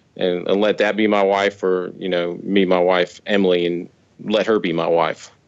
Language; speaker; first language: English; native; English